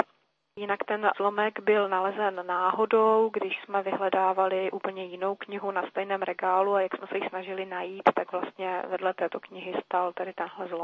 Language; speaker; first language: Czech; native; Czech